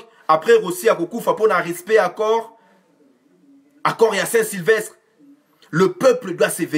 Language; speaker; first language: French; non-native, local second language; Lingala